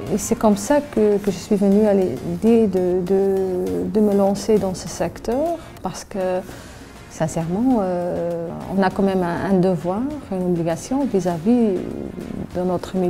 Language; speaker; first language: French; early bilingual, other home language; Arabic